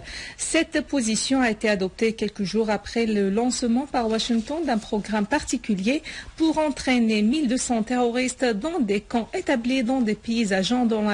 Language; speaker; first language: French; non-native, fluent; Arabic